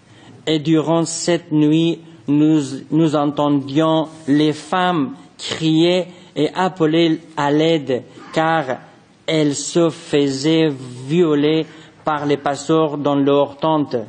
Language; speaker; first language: French; non-native, fluent; Persian